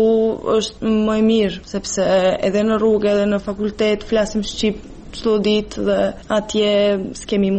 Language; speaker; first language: Albanian; non-native, fluent; Serbian